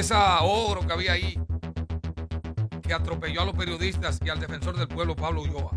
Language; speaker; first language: Spanish; native; Spanish